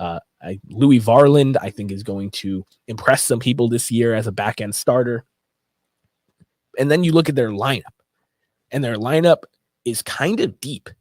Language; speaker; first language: English; native; English